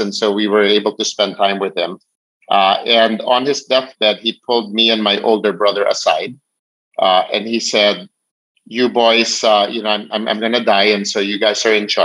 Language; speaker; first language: English; non-native, local second language; Filipino